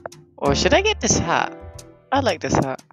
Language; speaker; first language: English; native; English